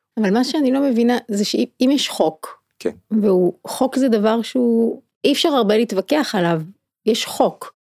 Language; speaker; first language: Hebrew; native; Hebrew